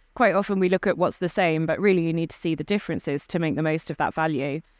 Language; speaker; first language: English; native; English